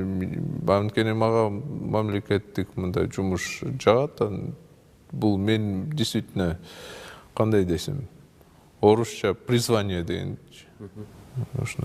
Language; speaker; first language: Kyrgyz; non-native, local second language; Russian